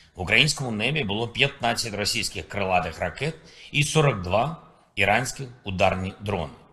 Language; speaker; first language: Ukrainian; native; Ukrainian